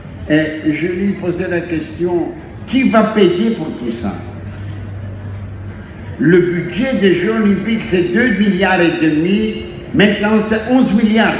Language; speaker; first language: French; non-native, fluent; Greek